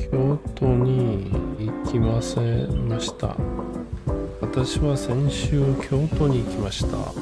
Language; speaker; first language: Japanese; non-native, learner; English